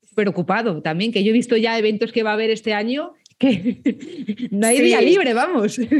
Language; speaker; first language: Spanish; native; Spanish